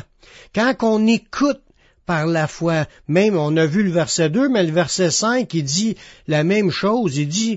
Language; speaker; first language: French; native; French